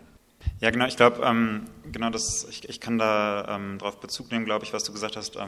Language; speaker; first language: German; native; German